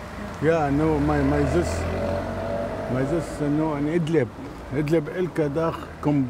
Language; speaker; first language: Dutch; non-native, learner; Arabic